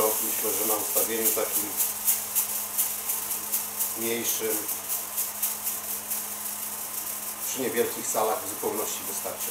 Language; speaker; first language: Polish; native; Polish